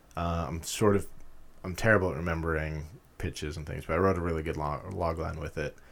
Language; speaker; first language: English; native; English